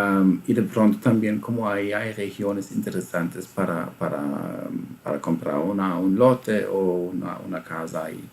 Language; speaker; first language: Spanish; non-native, fluent; German